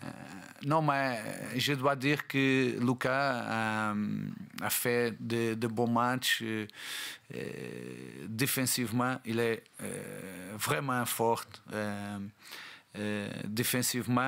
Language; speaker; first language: French; non-native, learner; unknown